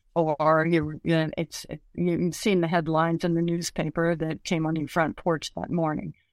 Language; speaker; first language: English; native; English